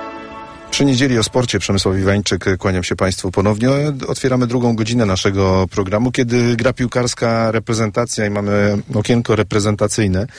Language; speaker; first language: Polish; native; Polish